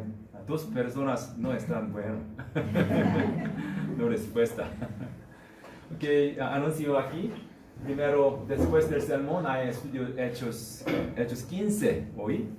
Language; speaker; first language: Spanish; non-native, learner; Korean